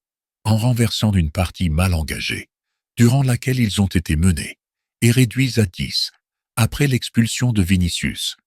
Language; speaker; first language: French; native; French